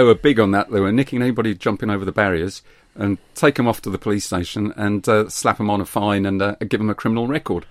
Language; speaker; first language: English; native; English